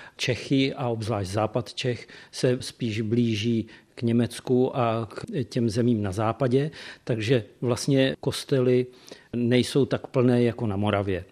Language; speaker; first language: Czech; native; Czech